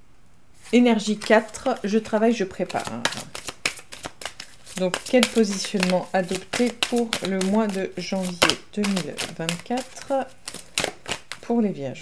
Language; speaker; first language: French; native; French